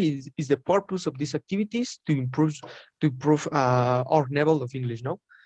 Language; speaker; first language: English; non-native, learner; Spanish